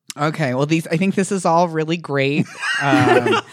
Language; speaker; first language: English; native; English